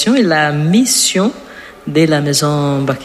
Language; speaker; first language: French; non-native, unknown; Portuguese